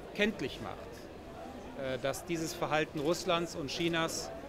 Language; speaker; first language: German; native; German